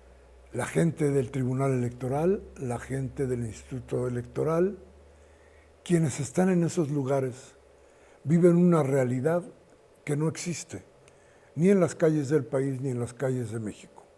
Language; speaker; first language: Spanish; native; Spanish